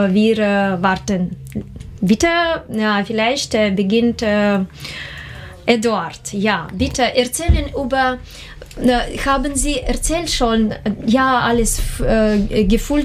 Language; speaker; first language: German; non-native, learner; Russian